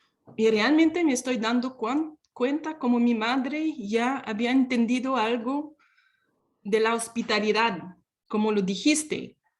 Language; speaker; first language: Spanish; non-native, fluent; French